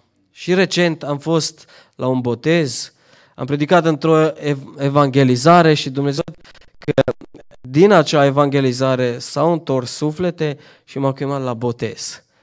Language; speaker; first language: Romanian; non-native, fluent; Albanian